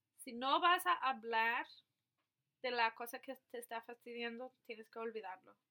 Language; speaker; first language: Spanish; non-native, fluent; English